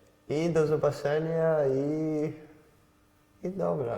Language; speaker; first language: Polish; non-native, learner; Italian